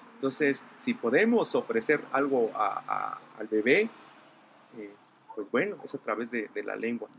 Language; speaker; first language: Spanish; non-native, local second language; Zapotec